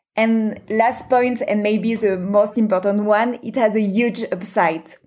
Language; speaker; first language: English; non-native, fluent; French